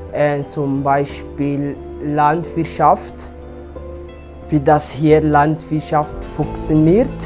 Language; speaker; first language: German; non-native, fluent; Somali